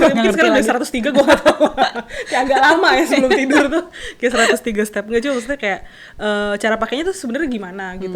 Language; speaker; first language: Indonesian; native; Indonesian